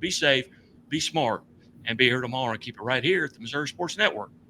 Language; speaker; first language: English; native; English